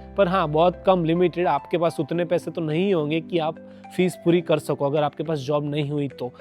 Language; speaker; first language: Hindi; non-native, local second language; Gujarati